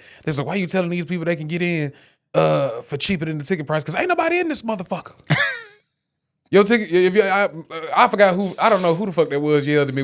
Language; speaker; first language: English; native; English